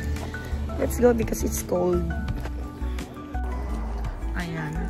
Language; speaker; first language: English; non-native, local second language; Filipino